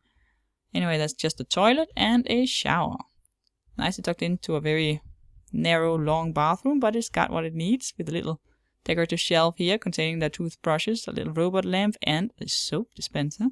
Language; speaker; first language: English; non-native, fluent; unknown